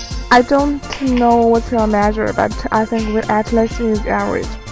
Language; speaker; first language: English; non-native, learner; Chinese